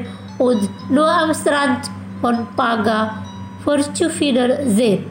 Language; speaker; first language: German; non-native, fluent; Indonesian